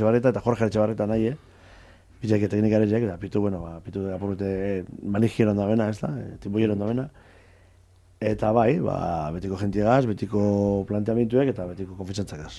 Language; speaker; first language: Basque; native; Basque